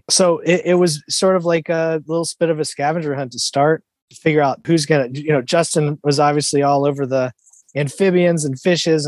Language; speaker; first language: English; native; English